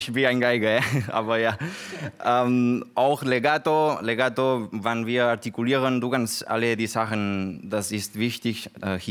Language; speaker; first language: German; non-native, learner; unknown